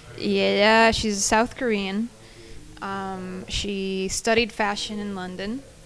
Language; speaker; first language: English; non-native, local second language; Spanish